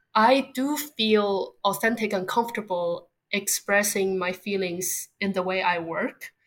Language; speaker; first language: English; non-native, fluent; Chinese